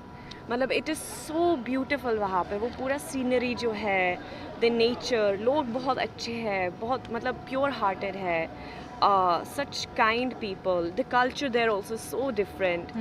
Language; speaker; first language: Hindi; non-native, learner; Swedish